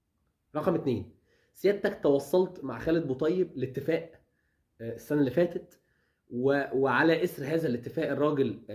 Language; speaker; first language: Arabic; native; Arabic